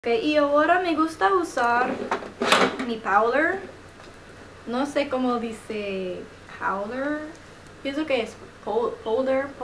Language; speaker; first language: Spanish; non-native, learner; English